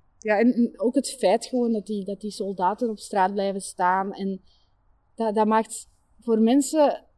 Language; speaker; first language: Dutch; native; Dutch